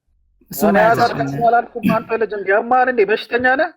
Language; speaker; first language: Amharic; native; Amharic